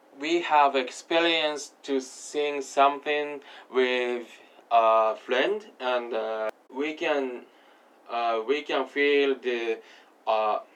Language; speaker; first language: English; non-native, learner; Japanese